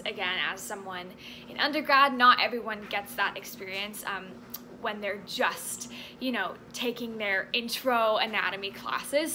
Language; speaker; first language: English; native; English